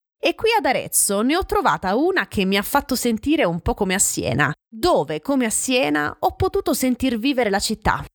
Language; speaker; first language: Italian; native; Italian